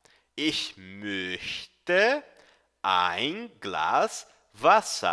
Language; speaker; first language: German; non-native, fluent; Portuguese